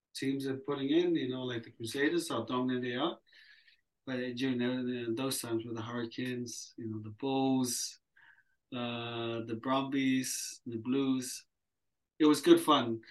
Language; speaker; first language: English; early bilingual, other home language; Samoan